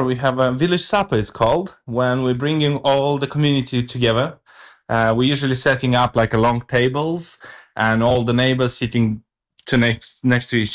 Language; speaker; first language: English; non-native, fluent; Romanian